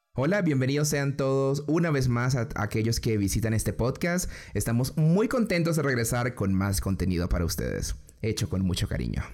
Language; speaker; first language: Spanish; native; Spanish